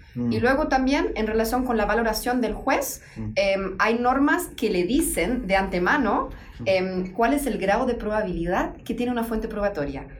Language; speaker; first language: Spanish; non-native, fluent; German